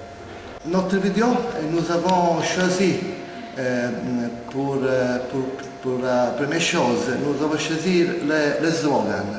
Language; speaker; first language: French; non-native, learner; Italian